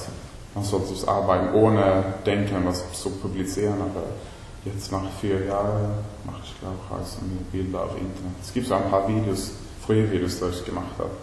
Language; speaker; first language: German; non-native, learner; Swedish